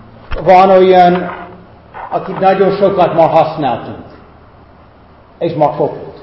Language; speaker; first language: Hungarian; non-native, fluent; English